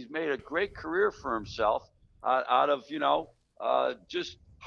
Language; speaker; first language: English; native; English